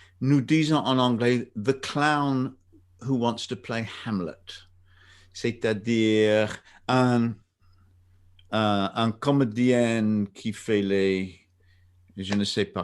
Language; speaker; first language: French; non-native, fluent; English